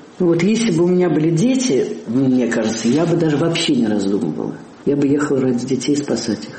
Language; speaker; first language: Russian; native; Russian